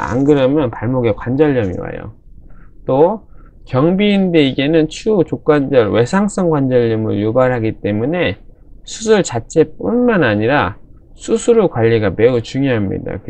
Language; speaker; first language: Korean; native; Korean